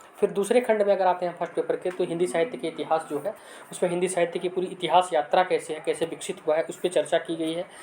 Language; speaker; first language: Hindi; native; Hindi